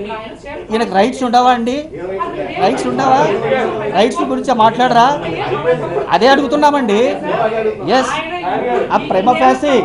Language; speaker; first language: Telugu; native; Telugu